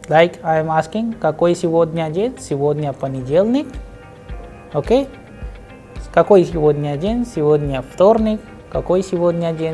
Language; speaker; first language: Russian; non-native, fluent; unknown